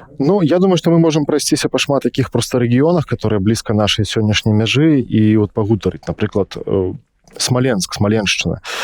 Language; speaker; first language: Belarusian; non-native, local second language; Russian